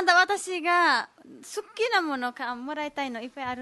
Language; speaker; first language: Japanese; non-native, learner; Nepali